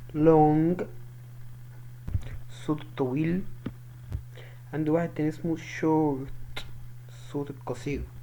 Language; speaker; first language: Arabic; native; Arabic